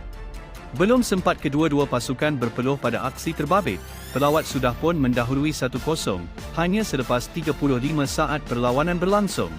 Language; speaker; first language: Malay; native; Malay